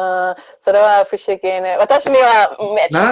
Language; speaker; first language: Japanese; non-native, learner; Danish